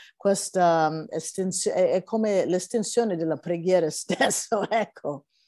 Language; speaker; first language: Italian; non-native, fluent; English